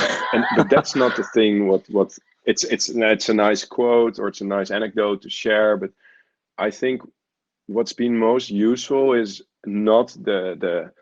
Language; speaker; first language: English; non-native, fluent; Dutch